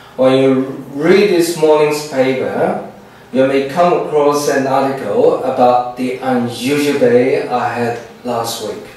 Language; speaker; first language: English; non-native, fluent; Chinese